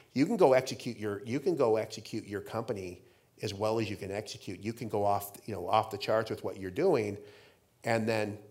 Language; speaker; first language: English; native; English